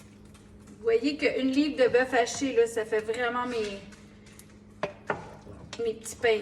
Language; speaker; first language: French; native; French